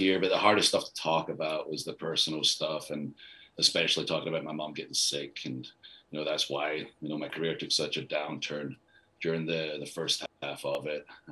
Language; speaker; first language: English; native; English